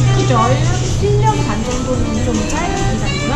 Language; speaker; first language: Korean; non-native, learner; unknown